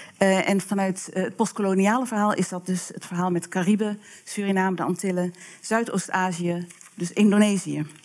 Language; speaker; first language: Dutch; native; Dutch